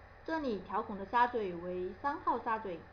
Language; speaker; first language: Chinese; native; Chinese